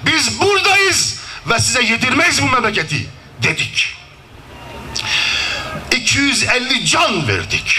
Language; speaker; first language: Turkish; native; Turkish